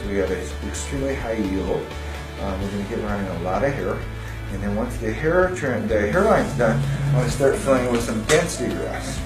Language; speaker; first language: English; native; English